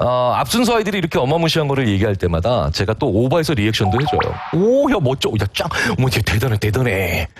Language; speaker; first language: Korean; native; Korean